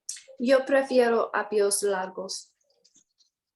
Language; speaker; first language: Spanish; non-native, learner; English